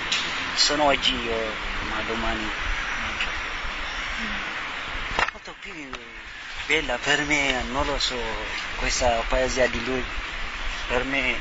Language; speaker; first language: Italian; non-native, learner; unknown